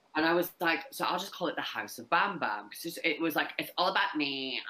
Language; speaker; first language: English; native; English